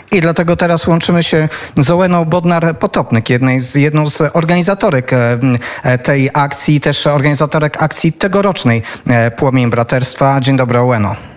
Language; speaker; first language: Polish; native; Polish